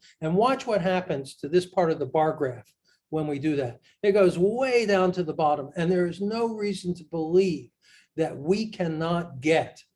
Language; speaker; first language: English; native; English